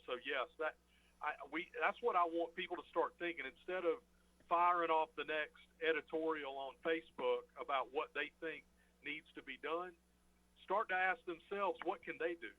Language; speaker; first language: English; native; English